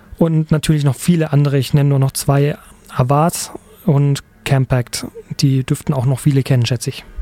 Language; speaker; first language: German; native; German